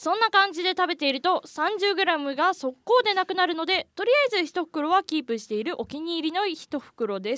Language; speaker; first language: Japanese; native; Japanese